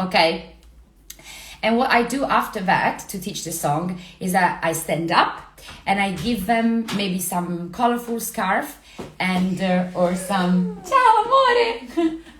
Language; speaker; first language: English; non-native, fluent; Italian